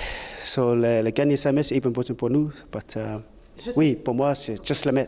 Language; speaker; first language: French; non-native, learner; English